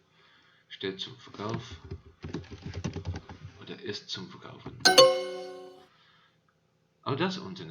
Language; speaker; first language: German; non-native, learner; Dutch